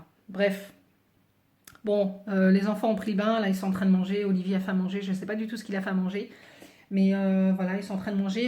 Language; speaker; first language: French; native; French